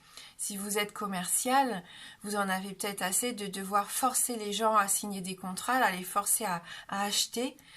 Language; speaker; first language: French; native; French